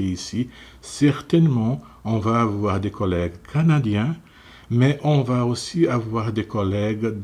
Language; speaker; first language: French; non-native, fluent; Portuguese